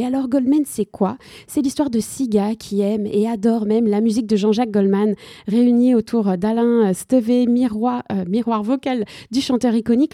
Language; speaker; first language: French; native; French